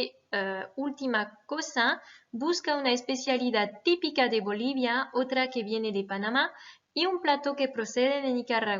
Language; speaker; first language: Spanish; non-native, fluent; French